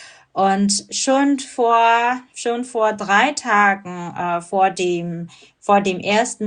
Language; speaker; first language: German; non-native, fluent; Burmese